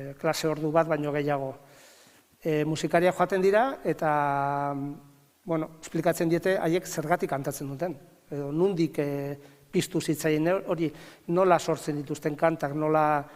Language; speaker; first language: Basque; native; Basque